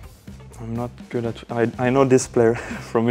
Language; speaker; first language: English; non-native, fluent; Swedish